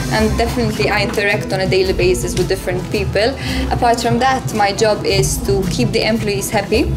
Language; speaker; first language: English; non-native, fluent; Serbian